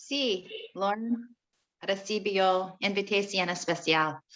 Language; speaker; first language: Spanish; non-native, learner; English